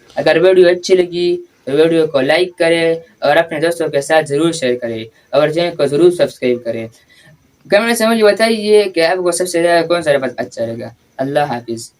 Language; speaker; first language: Urdu; non-native, local second language; Pashto